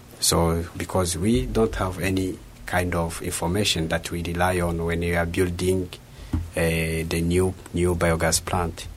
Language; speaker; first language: English; non-native, local second language; Kinyarwanda